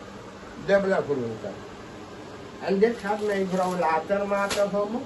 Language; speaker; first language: Dutch; non-native, local second language; Caribbean Hindustani